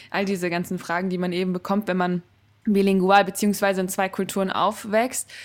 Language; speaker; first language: German; native; German